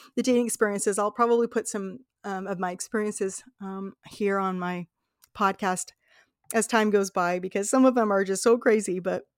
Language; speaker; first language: English; native; English